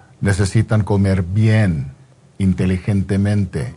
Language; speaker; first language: Spanish; non-native, fluent; English